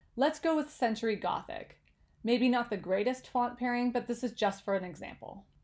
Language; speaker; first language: English; native; English